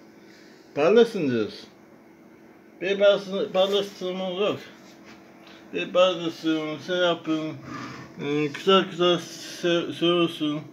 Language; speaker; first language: Turkish; non-native, learner; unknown